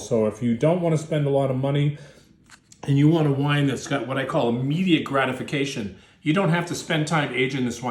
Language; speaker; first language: English; native; English